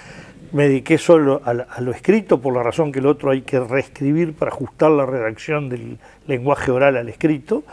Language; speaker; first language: Spanish; native; Spanish